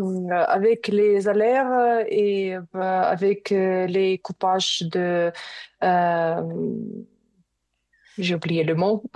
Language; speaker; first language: French; non-native, learner; Ukrainian